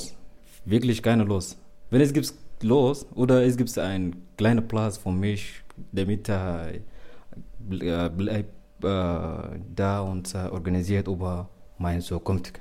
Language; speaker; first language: German; non-native, learner; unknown